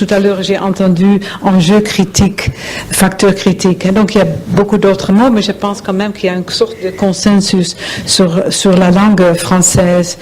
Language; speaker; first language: French; non-native, fluent; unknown